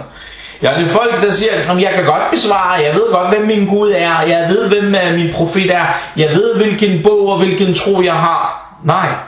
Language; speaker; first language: Danish; early bilingual, other home language; Arabic